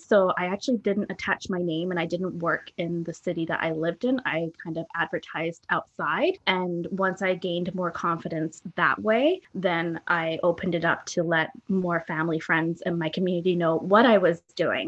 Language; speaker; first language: English; native; English